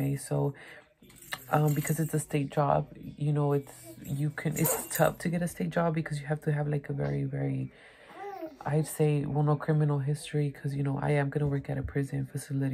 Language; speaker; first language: English; early bilingual, other home language; Spanish